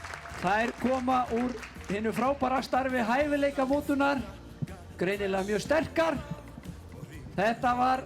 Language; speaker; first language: Icelandic; native; Icelandic